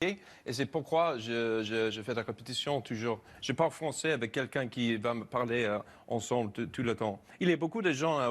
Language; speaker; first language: French; non-native, learner; English